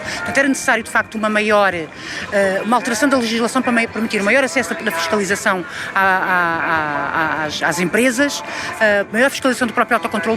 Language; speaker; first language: Portuguese; native; Portuguese